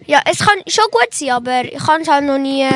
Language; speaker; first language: German; native; German